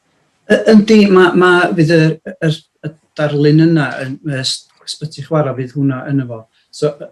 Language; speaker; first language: Welsh; native; Welsh